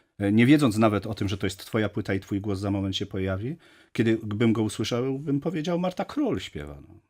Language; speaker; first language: Polish; native; Polish